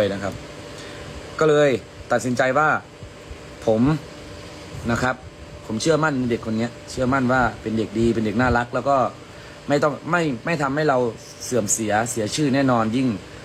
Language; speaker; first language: Thai; native; Thai